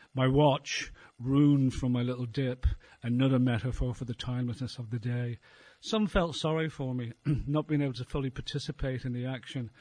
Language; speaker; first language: English; native; English